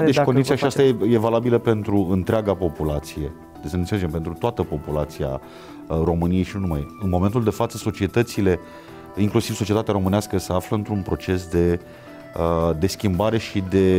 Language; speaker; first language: Romanian; native; Romanian